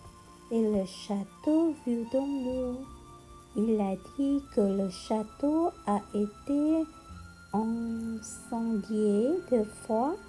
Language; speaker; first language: French; non-native, learner; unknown